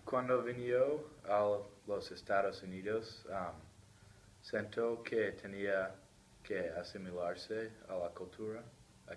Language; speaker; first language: Spanish; non-native, learner; English